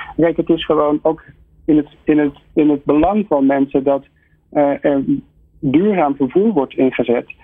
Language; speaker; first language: Dutch; native; Dutch